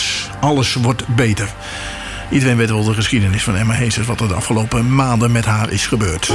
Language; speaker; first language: Dutch; native; Dutch